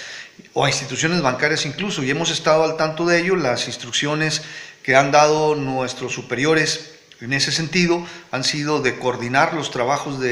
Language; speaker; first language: Spanish; native; Spanish